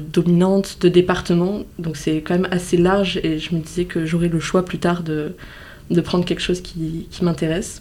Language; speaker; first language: French; native; French